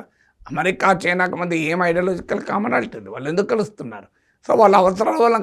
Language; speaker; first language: Telugu; native; Telugu